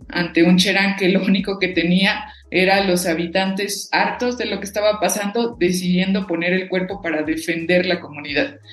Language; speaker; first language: Spanish; non-native, local second language; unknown